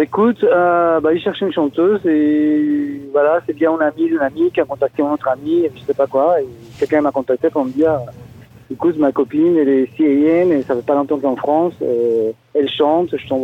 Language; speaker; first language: French; non-native, fluent; Spanish